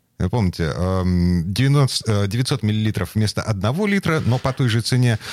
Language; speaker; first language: Russian; native; Russian